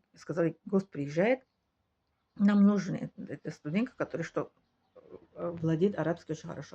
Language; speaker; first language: Russian; non-native, learner; Tajik